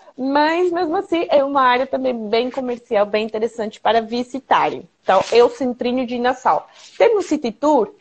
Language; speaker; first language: Portuguese; non-native, fluent; Spanish